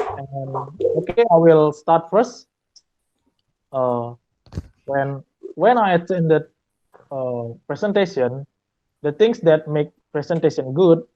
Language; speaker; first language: English; non-native, learner; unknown